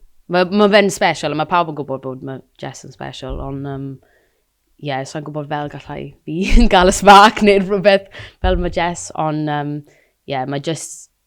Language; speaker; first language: Welsh; non-native, local second language; English